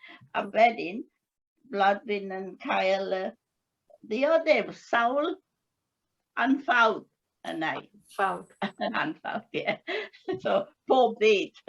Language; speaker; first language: Welsh; non-native, learner; English